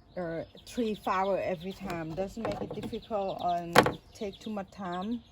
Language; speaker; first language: English; non-native, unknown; Thai